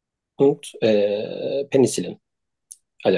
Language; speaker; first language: German; non-native, learner; Turkish